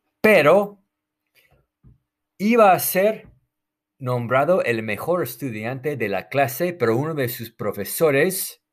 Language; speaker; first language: Spanish; non-native, fluent; English